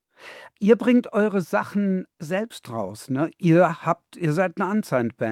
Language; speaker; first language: German; native; German